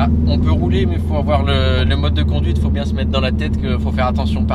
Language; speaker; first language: French; native; French